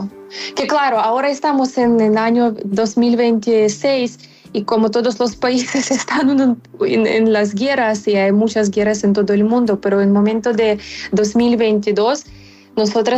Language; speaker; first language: Spanish; non-native, fluent; Ukrainian